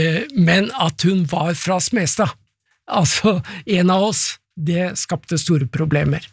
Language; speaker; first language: Norwegian; native; Norwegian